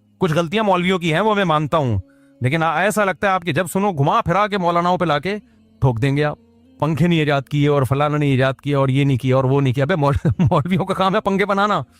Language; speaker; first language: Urdu; native; Urdu